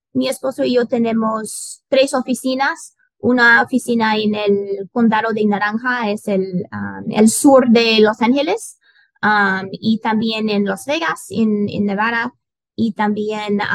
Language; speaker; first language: Spanish; non-native, learner; English